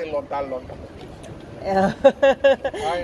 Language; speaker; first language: Finnish; native; Finnish